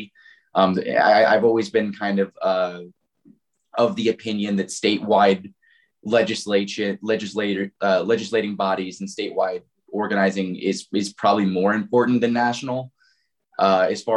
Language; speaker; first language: English; native; English